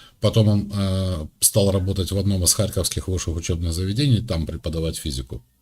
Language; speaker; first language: Russian; native; Russian